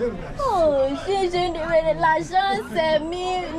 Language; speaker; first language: French; non-native, learner; Ewe